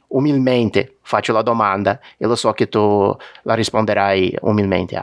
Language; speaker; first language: Italian; non-native, fluent; Portuguese